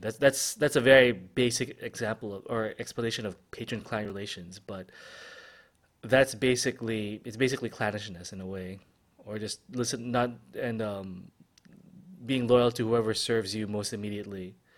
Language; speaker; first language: English; non-native, local second language; Filipino